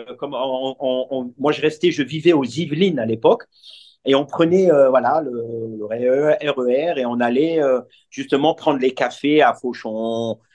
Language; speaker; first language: French; non-native, local second language; Arabic